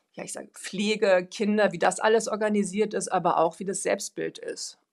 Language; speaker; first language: German; non-native, fluent; Swedish